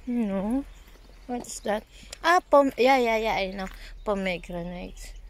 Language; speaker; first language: English; non-native, learner; Filipino